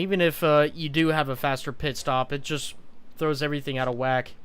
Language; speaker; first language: English; native; English